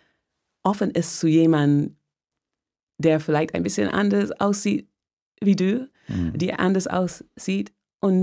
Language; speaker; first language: German; non-native, fluent; English